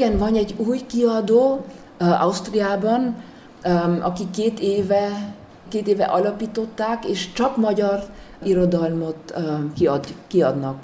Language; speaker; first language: Hungarian; non-native, fluent; German